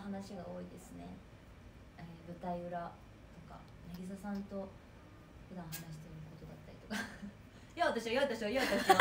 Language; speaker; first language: Japanese; native; Japanese